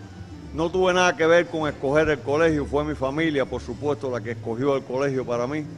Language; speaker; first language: Spanish; native; Spanish